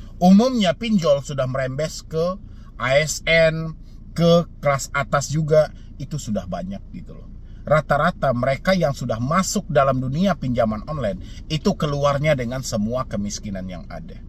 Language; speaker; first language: Indonesian; native; Indonesian